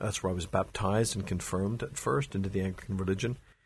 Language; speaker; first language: English; native; English